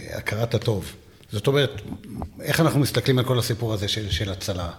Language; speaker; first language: Hebrew; native; Hebrew